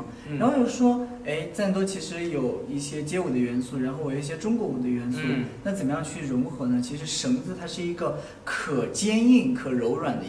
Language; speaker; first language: Chinese; native; Chinese